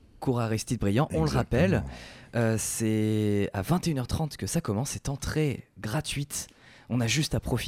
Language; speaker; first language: French; native; French